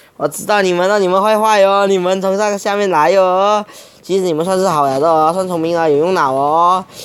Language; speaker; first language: Chinese; native; Chinese